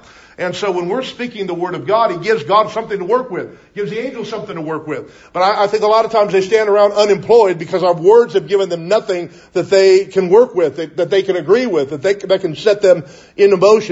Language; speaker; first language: English; native; English